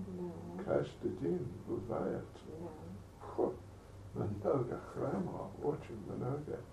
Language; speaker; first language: Russian; non-native, learner; English